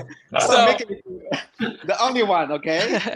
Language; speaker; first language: English; non-native, learner; Chinese